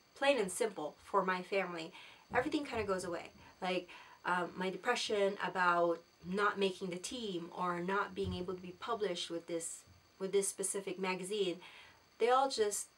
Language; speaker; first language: English; non-native, local second language; Filipino